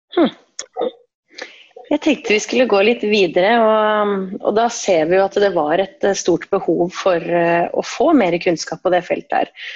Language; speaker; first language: Norwegian; native; Norwegian